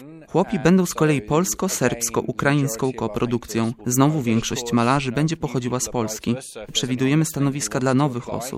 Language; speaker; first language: Polish; native; Polish